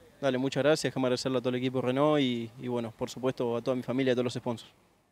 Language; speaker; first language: Spanish; native; Spanish